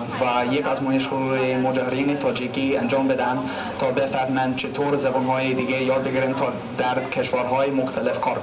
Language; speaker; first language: Persian; early bilingual, heritage; Persian